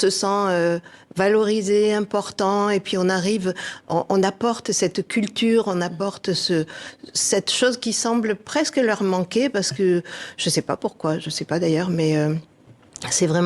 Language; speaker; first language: French; native; French